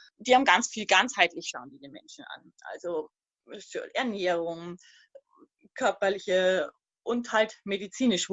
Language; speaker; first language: German; native; German